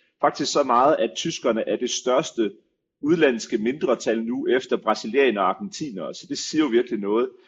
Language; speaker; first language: Danish; native; Danish